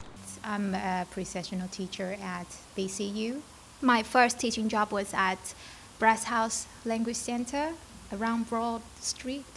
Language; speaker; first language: English; non-native, fluent; Chinese